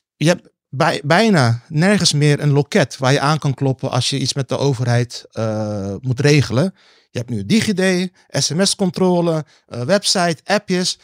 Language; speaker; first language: Dutch; native; Dutch